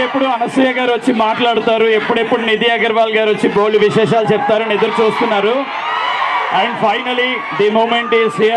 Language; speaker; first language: Telugu; native; Telugu